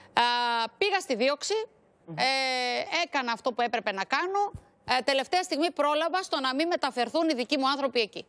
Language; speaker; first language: Greek; native; Greek